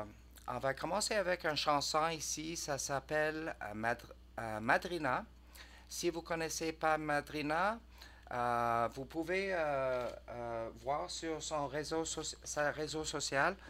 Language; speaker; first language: French; non-native, learner; English